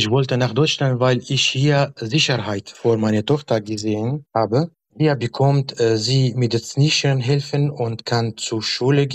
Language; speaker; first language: German; non-native, learner; Kurdish